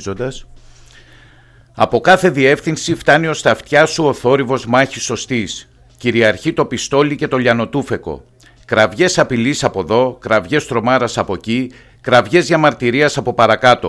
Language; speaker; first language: Greek; native; Greek